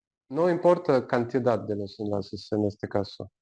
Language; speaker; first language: Spanish; non-native, learner; Russian